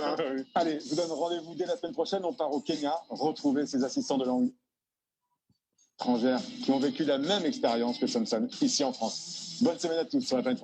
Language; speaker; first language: French; native; French